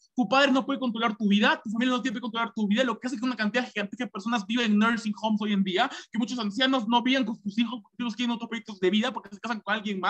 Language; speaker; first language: Spanish; native; Spanish